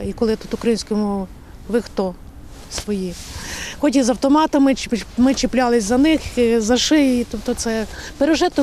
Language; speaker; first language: Ukrainian; native; Ukrainian